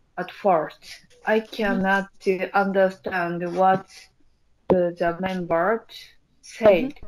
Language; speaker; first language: English; non-native, learner; Japanese